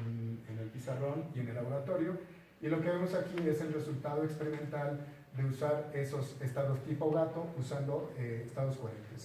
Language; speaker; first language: Spanish; native; Spanish